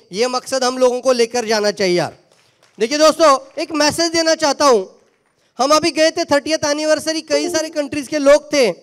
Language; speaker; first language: Hindi; non-native, local second language; Marathi